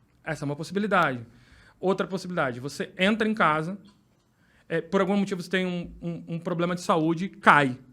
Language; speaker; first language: Portuguese; native; Portuguese